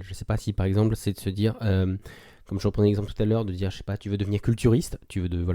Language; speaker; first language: French; native; French